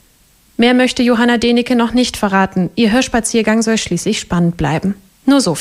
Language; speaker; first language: German; native; German